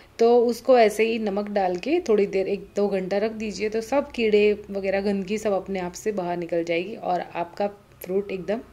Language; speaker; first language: Hindi; native; Hindi